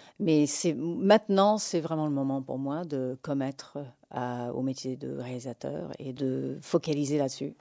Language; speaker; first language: French; non-native, fluent; English